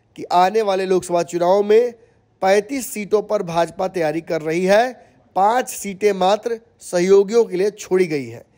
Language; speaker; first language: Hindi; native; Hindi